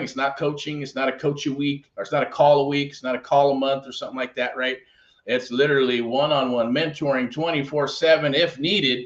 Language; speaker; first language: English; native; English